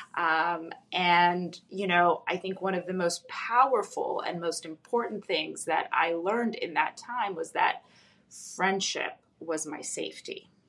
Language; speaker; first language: English; early bilingual, other home language; Russian